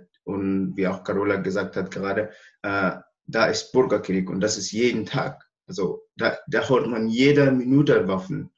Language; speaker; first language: German; non-native, learner; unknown